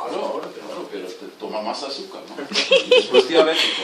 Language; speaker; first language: Spanish; non-native, fluent; German